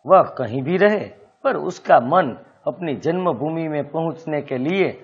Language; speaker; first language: Hindi; non-native, local second language; Gujarati